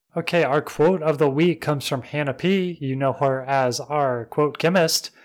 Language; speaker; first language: English; native; English